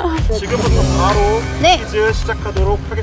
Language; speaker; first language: Korean; native; Korean